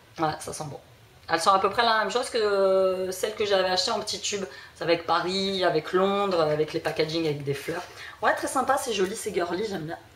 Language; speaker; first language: French; early bilingual, other home language; Portuguese